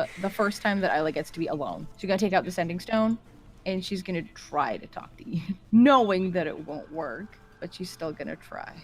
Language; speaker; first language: English; native; English